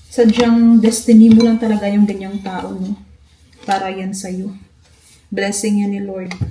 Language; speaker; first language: Filipino; non-native, local second language; Hiligaynon